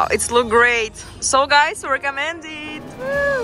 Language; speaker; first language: English; non-native, learner; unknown